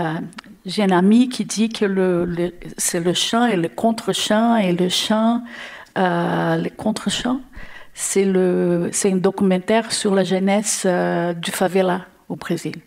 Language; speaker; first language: French; non-native, learner; Portuguese